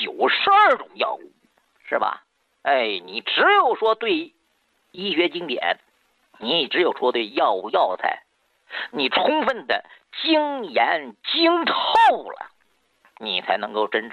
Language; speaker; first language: Chinese; native; Chinese